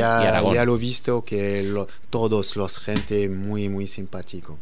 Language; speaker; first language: Spanish; non-native, learner; French